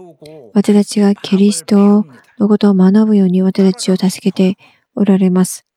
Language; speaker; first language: Japanese; non-native, fluent; Korean